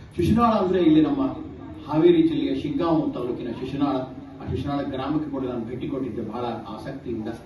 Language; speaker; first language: Kannada; native; Kannada